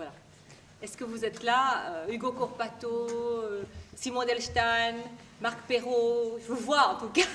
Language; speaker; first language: French; native; French